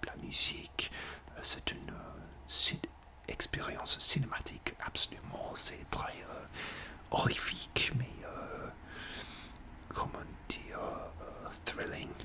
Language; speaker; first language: French; non-native, learner; English